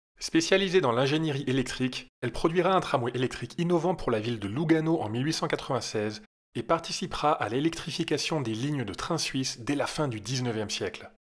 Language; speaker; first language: French; native; French